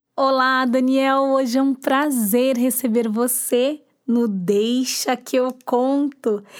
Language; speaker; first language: Portuguese; native; Portuguese